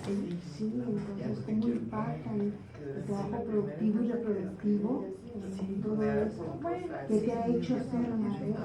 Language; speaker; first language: Spanish; native; Spanish